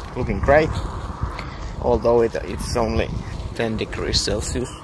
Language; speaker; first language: English; non-native, fluent; Finnish